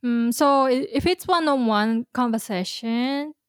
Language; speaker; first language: English; non-native, fluent; Japanese